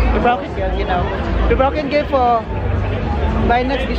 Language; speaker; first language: German; non-native, learner; Filipino